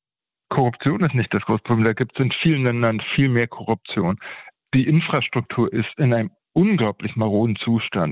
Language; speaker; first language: German; native; German